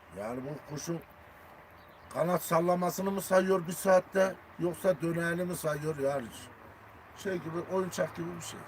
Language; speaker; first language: Turkish; native; Turkish